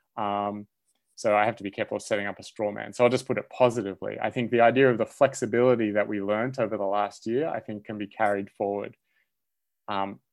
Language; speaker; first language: English; native; English